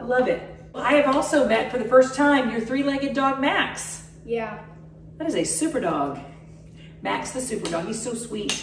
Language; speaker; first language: English; native; English